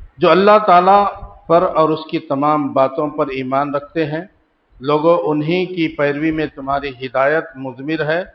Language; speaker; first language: Urdu; native; Urdu